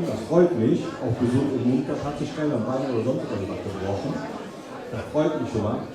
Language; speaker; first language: German; native; German